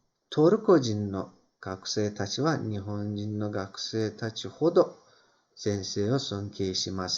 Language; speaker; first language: Japanese; non-native, fluent; Turkish